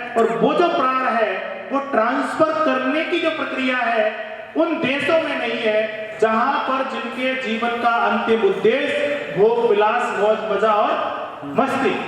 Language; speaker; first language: Hindi; native; Hindi